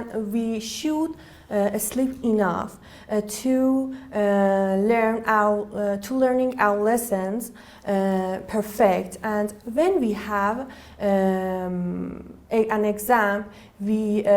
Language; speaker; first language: English; non-native, learner; Persian